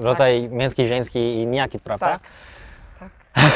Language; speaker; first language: Polish; non-native, learner; Korean